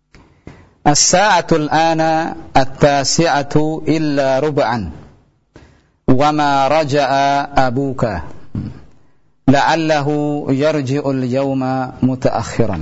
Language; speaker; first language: Arabic; non-native, fluent; Indonesian